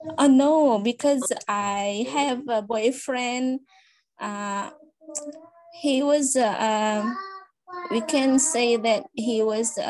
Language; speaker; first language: English; non-native, learner; Indonesian